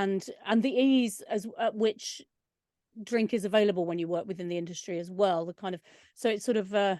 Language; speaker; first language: English; native; English